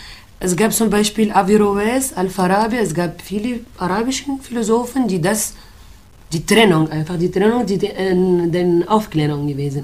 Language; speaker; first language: German; non-native, fluent; Arabic